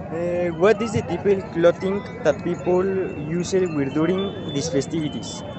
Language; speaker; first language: English; non-native, learner; Spanish